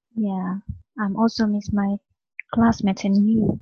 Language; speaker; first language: English; non-native, local second language; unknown